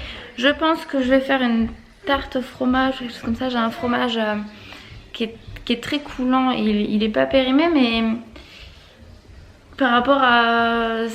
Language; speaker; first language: French; native; French